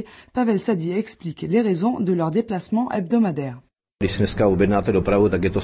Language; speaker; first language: French; native; French